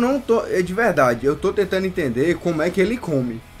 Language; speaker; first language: Portuguese; native; Portuguese